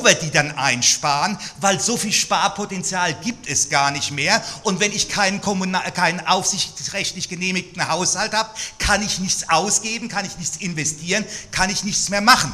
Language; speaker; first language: German; native; German